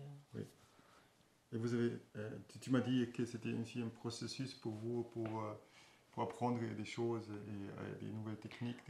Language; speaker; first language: French; non-native, fluent; German